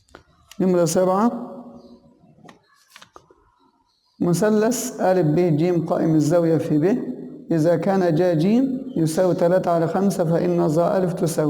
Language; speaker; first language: Arabic; native; Arabic